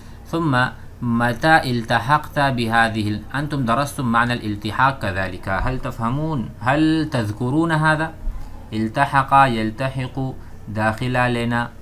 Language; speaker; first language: Arabic; non-native, fluent; Urdu